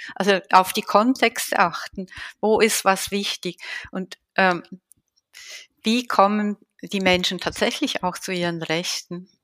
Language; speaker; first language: German; native; German